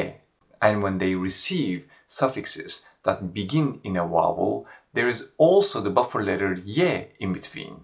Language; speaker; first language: English; non-native, fluent; Turkish